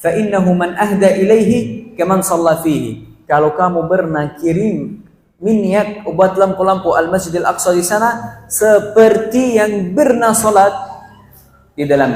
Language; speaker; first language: Indonesian; non-native, fluent; Arabic